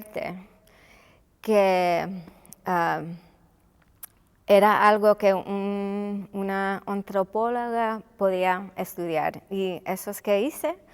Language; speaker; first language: Spanish; non-native, local second language; English